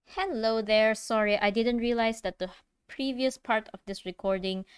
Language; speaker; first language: English; non-native, local second language; Malay